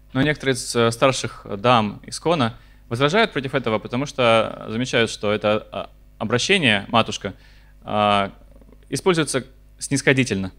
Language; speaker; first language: Russian; native; Russian